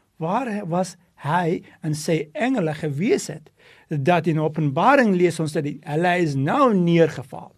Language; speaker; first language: Afrikaans; non-native, local second language; English